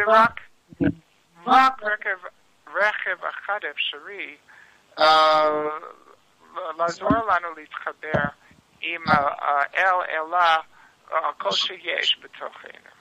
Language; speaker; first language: Hebrew; non-native, learner; English